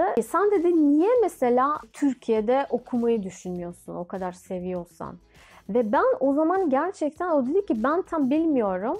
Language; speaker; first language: Turkish; non-native, fluent; Russian